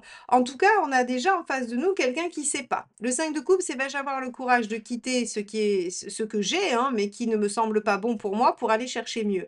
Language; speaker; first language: French; native; French